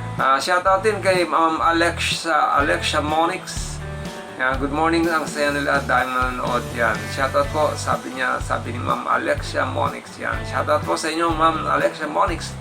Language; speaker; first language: Filipino; non-native, local second language; Bikol